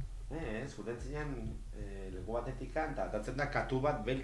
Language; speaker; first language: Basque; native; Basque